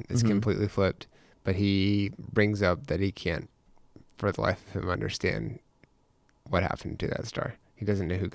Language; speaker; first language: English; native; English